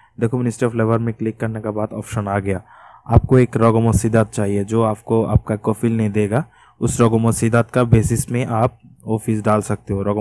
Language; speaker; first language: Hindi; non-native, fluent; Bangla